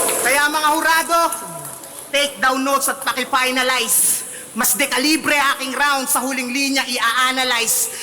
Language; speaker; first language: Filipino; native; Filipino